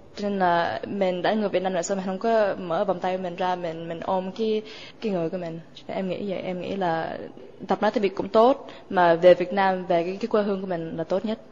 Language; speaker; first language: Vietnamese; early bilingual, other home language; English